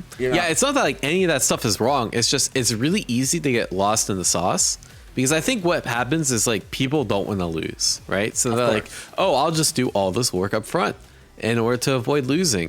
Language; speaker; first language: English; native; English